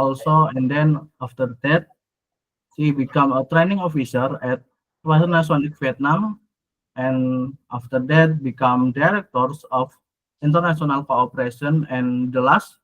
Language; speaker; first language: English; non-native, learner; Indonesian